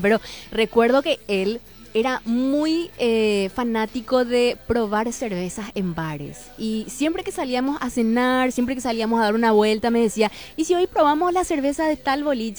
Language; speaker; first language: Spanish; native; Spanish